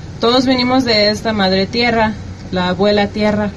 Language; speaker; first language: Spanish; early bilingual, heritage; Spanish